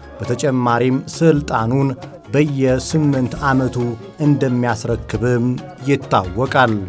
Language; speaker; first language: Amharic; non-native, local second language; Oromo